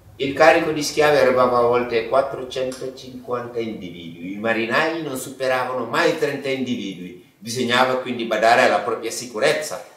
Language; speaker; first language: Italian; non-native, fluent; Wolof